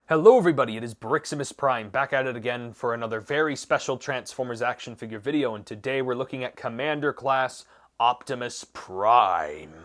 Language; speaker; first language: English; native; English